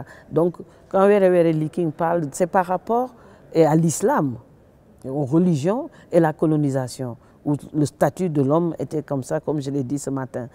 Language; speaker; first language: French; non-native, local second language; Wolof